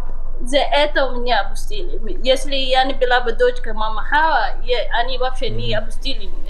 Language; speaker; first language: Russian; non-native, learner; Somali